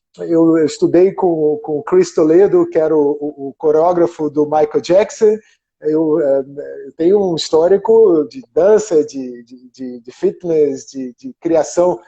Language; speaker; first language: Portuguese; non-native, fluent; German